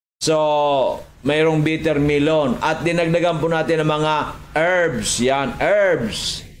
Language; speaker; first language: Filipino; native; Filipino